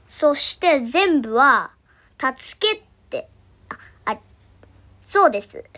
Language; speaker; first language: Japanese; non-native, learner; Indonesian